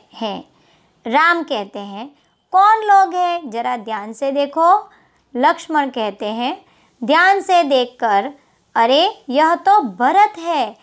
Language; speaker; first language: Hindi; non-native, local second language; Gujarati